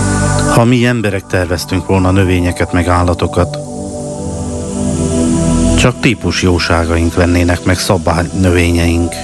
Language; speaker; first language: Hungarian; native; Hungarian